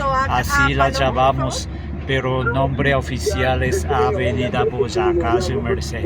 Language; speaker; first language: Spanish; non-native, fluent; Japanese